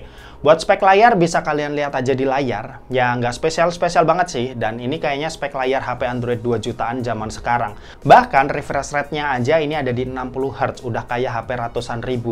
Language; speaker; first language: Indonesian; native; Indonesian